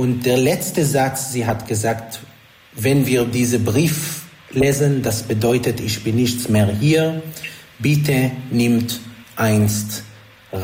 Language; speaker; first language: German; non-native, learner; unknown